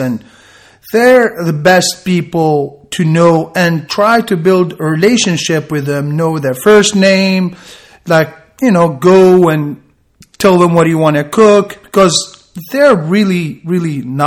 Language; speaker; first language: English; non-native, fluent; Arabic